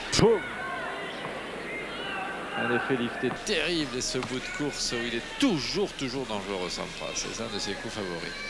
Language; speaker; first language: French; native; French